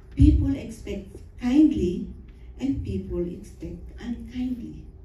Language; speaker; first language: English; non-native, local second language; Filipino